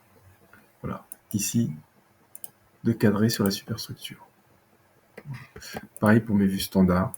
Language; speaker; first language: French; native; French